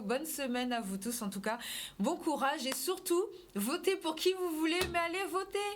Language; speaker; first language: French; native; French